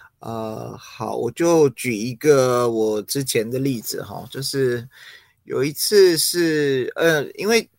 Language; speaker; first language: Chinese; early bilingual, other home language; English